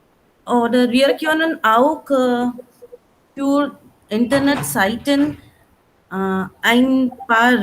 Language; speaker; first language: German; non-native, learner; Hindi